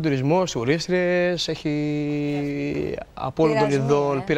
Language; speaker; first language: Greek; native; Greek